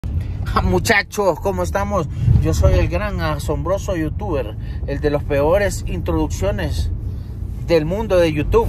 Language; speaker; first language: Spanish; native; Spanish